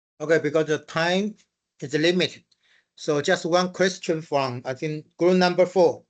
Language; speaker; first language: English; non-native, fluent; Chinese